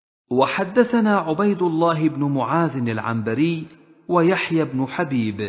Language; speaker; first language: Arabic; native; Arabic